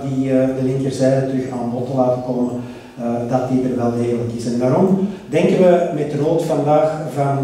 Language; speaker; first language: Dutch; native; Dutch